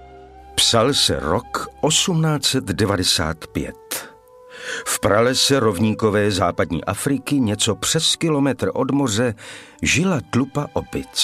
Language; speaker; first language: Czech; native; Czech